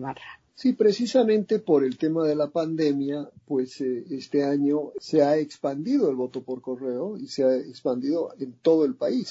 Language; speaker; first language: Spanish; native; Spanish